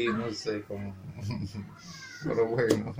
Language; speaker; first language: Catalan; non-native, fluent; Arabic